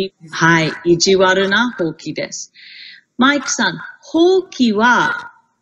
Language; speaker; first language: Japanese; non-native, fluent; English